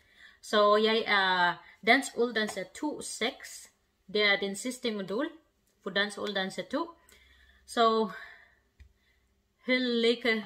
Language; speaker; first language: Danish; non-native, learner; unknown